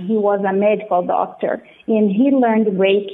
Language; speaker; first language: English; non-native, fluent; Portuguese